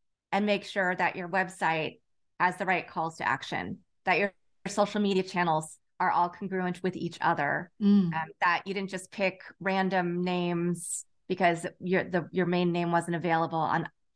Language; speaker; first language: English; native; English